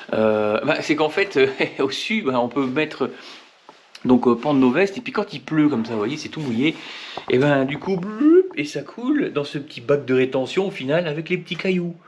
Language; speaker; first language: French; native; French